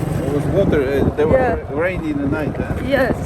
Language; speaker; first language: English; non-native, learner; Polish